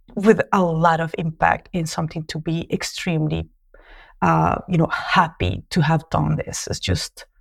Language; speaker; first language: English; non-native, fluent; Spanish